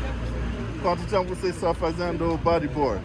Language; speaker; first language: Portuguese; non-native, learner; English